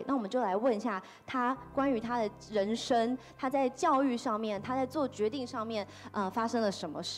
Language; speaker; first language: Chinese; native; Chinese